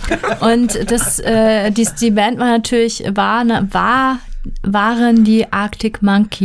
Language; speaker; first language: German; native; German